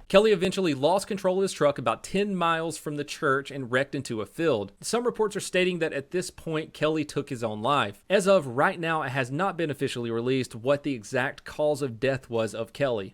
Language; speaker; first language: English; native; English